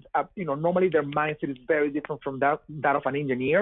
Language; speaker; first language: English; non-native, fluent; Spanish